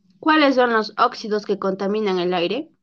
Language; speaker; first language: Spanish; native; Spanish